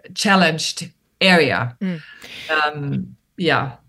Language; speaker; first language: English; non-native, fluent; German